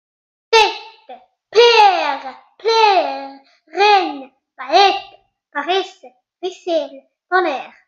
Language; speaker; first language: French; non-native, local second language; Arabic